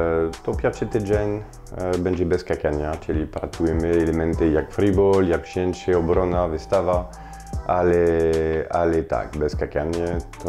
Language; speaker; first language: Polish; non-native, fluent; French